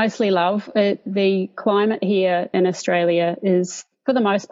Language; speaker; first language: English; native; English